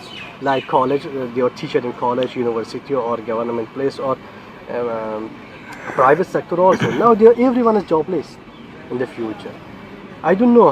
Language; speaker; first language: English; non-native, learner; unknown